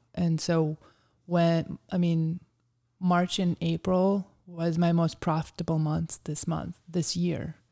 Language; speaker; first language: English; early bilingual, other home language; Ukrainian